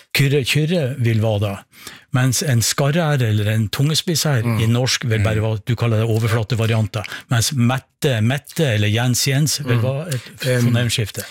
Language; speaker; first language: Norwegian; native; Norwegian